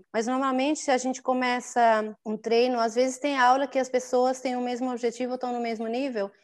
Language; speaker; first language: Portuguese; non-native, local second language; Kabuverdianu